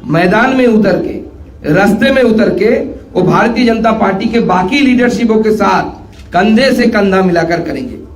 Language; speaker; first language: Hindi; non-native, local second language; Bangla